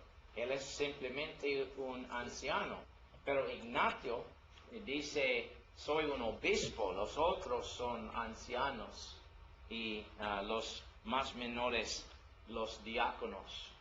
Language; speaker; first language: Spanish; non-native, learner; English